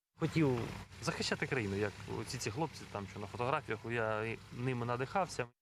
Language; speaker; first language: Ukrainian; native; Ukrainian